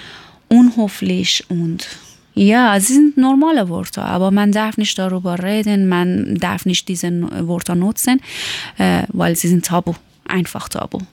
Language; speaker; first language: German; non-native, learner; Persian